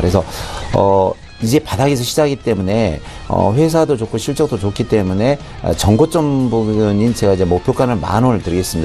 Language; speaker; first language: Korean; native; Korean